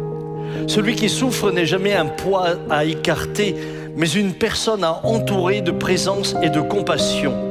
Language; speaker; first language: French; native; French